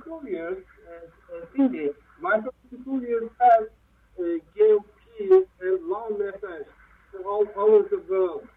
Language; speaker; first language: English; non-native, learner; Turkish